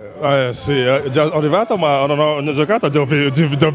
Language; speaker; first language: Italian; non-native, learner; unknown